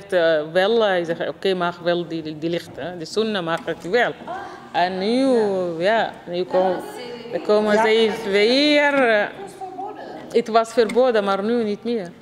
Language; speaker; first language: Dutch; non-native, learner; Arabic